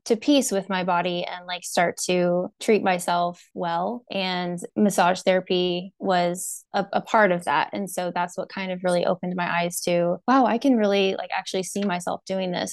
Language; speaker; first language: English; native; English